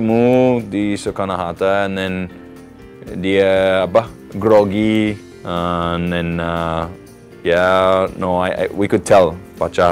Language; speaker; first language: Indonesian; non-native, learner; English